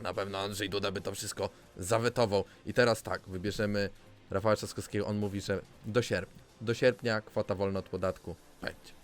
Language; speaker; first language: Polish; native; Polish